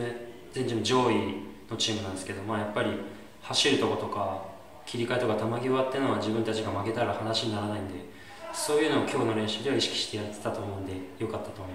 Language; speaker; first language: Japanese; native; Japanese